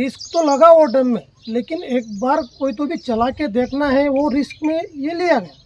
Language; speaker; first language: Hindi; non-native, local second language; Marathi